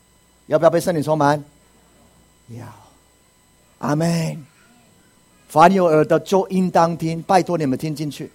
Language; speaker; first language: Chinese; native; Chinese